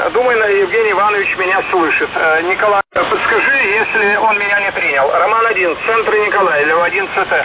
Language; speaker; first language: Russian; native; Russian